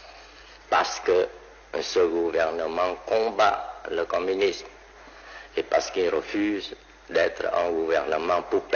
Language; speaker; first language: French; non-native, local second language; Vietnamese